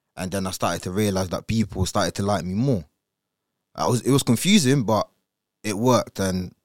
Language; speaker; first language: English; early bilingual, other home language; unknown